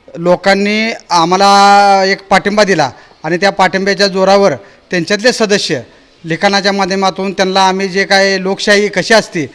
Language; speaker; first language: Marathi; native; Marathi